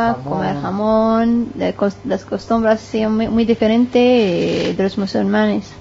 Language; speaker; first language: Spanish; non-native, learner; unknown